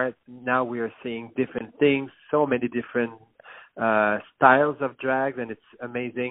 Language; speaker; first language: English; non-native, fluent; French